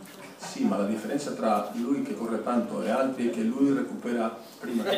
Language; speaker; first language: Italian; non-native, fluent; Spanish